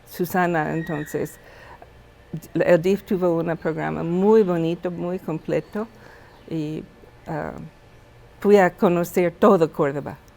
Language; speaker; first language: Spanish; non-native, fluent; English